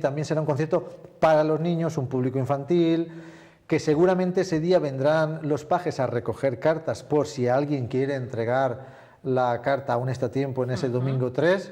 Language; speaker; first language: Spanish; native; Spanish